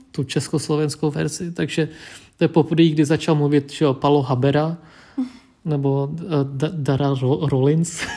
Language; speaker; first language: Czech; early bilingual, other home language; Vietnamese